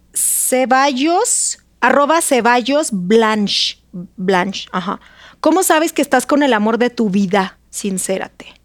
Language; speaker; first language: Spanish; non-native, fluent; Russian